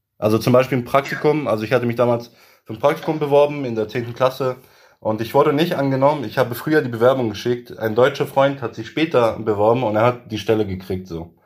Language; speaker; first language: German; early bilingual, other home language; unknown